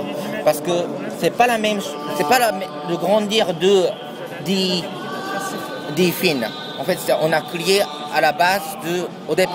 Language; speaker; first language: French; non-native, learner; Japanese